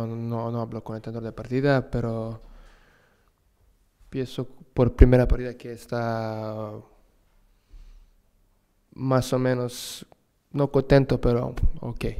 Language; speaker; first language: Spanish; non-native, learner; Serbian